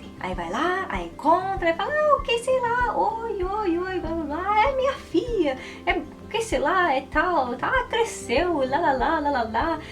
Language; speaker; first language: Portuguese; early bilingual, heritage; Portuguese